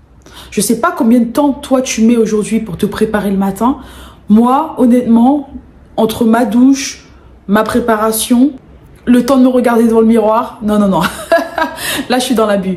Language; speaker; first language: French; native; French